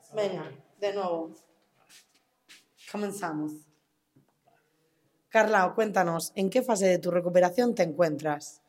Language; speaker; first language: Spanish; native; Spanish